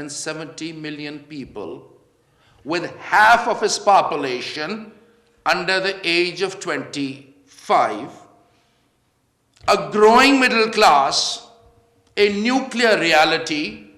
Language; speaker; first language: English; non-native, local second language; Urdu